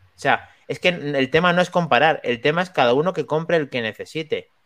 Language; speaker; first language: Spanish; native; Spanish